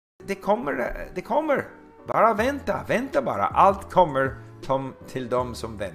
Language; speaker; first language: Swedish; non-native, fluent; English